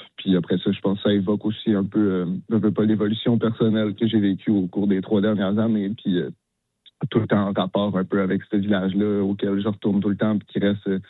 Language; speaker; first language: French; native; French